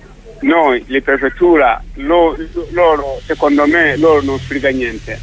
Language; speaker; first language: Italian; non-native, local second language; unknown